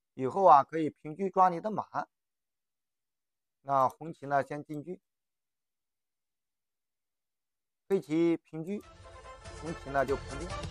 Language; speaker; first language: Chinese; native; Chinese